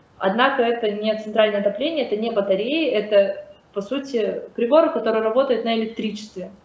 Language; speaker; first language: Russian; native; Russian